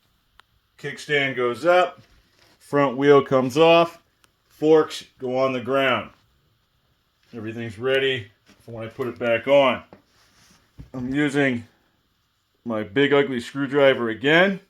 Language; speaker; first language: English; native; English